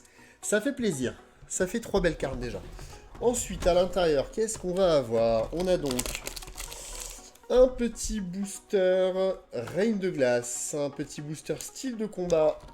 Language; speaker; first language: French; native; French